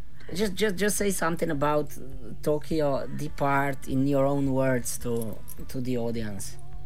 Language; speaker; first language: English; non-native, fluent; Slovenian